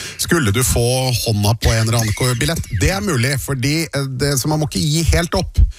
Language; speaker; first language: Norwegian; native; Norwegian